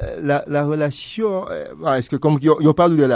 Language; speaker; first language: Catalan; non-native, fluent; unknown